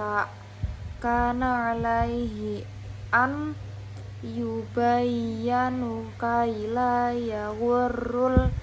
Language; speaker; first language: Arabic; non-native, learner; Indonesian